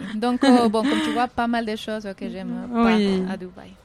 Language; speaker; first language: French; non-native, fluent; Spanish